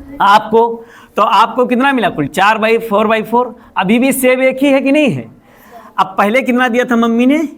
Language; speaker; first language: Hindi; native; Hindi